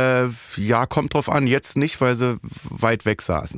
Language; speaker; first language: German; native; German